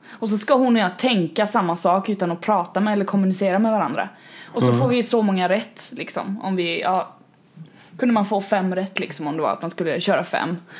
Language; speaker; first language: Swedish; native; Swedish